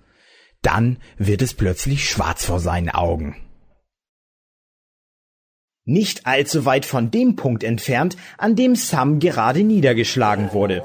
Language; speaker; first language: German; native; German